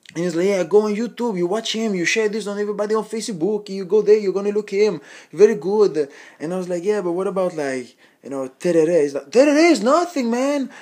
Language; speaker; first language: English; non-native, fluent; Swedish